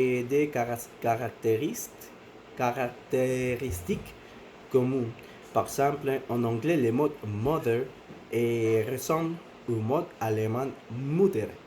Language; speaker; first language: French; non-native, learner; Spanish